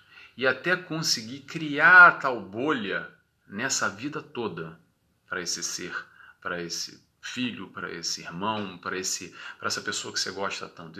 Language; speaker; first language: Portuguese; native; Portuguese